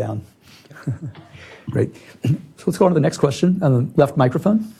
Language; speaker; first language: English; native; English